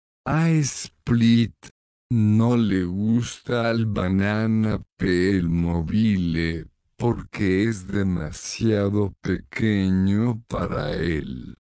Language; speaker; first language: Spanish; non-native, learner; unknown